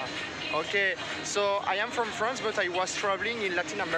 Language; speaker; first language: English; non-native, learner; French